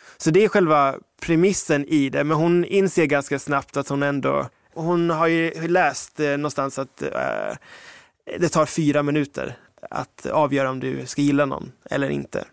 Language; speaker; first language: Swedish; early bilingual, other home language; English